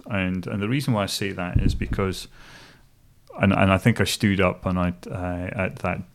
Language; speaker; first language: English; native; English